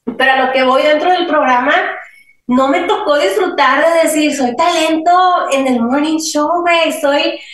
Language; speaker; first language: Spanish; early bilingual, heritage; Spanish